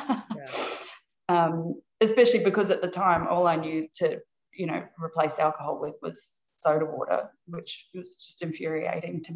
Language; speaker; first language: English; native; English